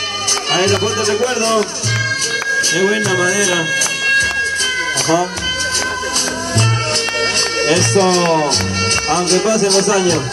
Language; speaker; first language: Spanish; native; Spanish